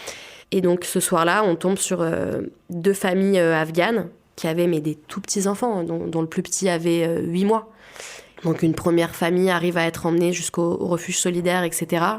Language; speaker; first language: French; native; French